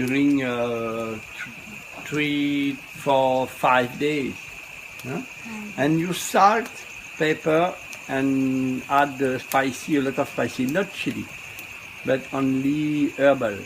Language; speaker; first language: English; non-native, learner; French